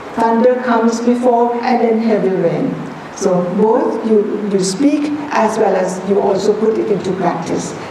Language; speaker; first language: English; non-native, fluent; Thai